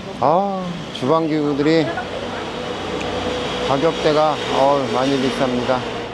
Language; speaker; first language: Korean; native; Korean